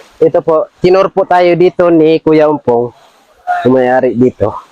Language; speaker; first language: Filipino; non-native, local second language; Cebuano